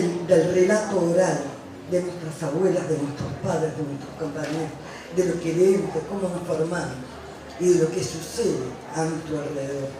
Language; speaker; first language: Spanish; native; Spanish